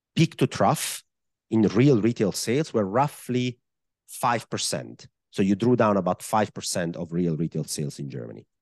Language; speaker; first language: English; non-native, fluent; Italian